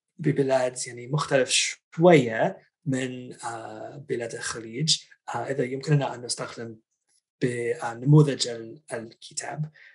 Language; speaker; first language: Arabic; non-native, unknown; English